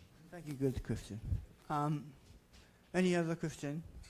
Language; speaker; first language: English; non-native, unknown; Japanese